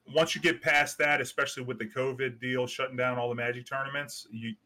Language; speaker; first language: English; native; English